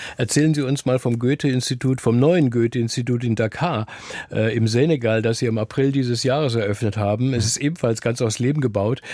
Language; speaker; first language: German; native; German